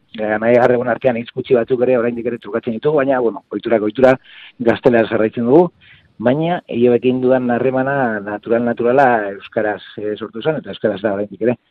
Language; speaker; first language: Basque; non-native, local second language; Spanish